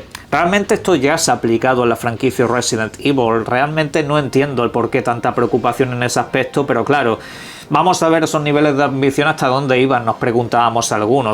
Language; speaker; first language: Spanish; native; Spanish